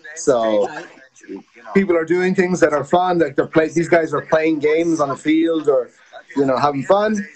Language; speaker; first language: English; native; English